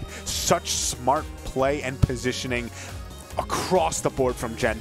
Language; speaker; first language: English; native; English